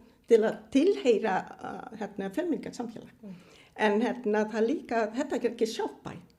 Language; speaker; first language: Icelandic; non-native, fluent; Vietnamese